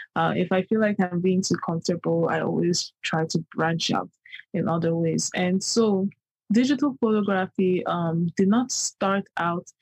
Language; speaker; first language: English; early bilingual, other home language; Yoruba